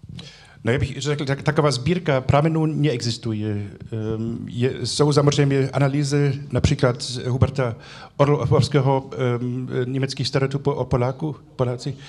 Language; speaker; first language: Czech; non-native, fluent; German